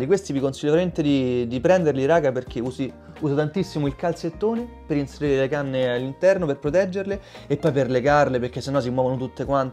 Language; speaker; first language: Italian; native; Italian